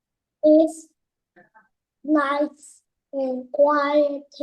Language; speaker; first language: English; non-native, learner; Vietnamese